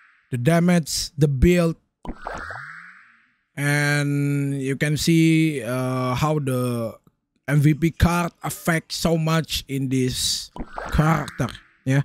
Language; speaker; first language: English; non-native, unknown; Indonesian